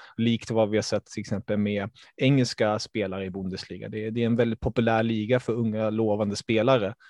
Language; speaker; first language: Swedish; early bilingual, other home language; German